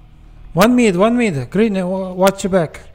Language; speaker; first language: English; non-native, learner; Portuguese